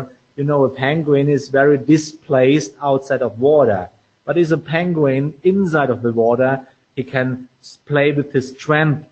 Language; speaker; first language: English; non-native, fluent; German